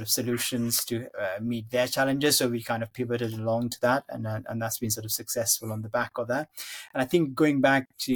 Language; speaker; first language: English; non-native, local second language; Sinhala